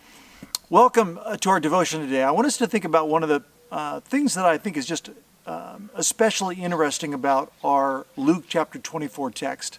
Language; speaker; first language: English; native; English